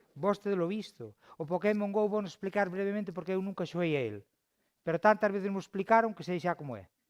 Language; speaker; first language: Galician; native; Galician